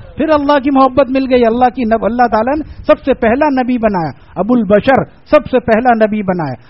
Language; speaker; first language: Urdu; native; Urdu